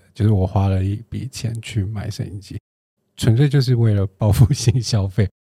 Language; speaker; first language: Chinese; native; Chinese